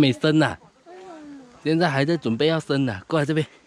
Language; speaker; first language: Chinese; native; Chinese